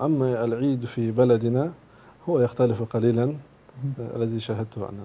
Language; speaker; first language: Arabic; non-native, fluent; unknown